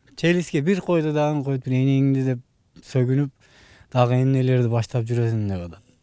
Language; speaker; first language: Kyrgyz; non-native, local second language; Uzbek